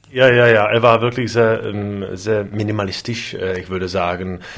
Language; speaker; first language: German; non-native, learner; Czech